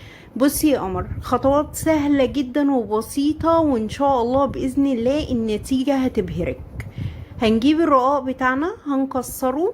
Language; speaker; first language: Arabic; native; Arabic